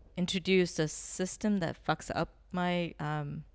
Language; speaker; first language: English; non-native, fluent; Korean